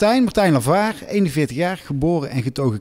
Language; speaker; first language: Dutch; native; Dutch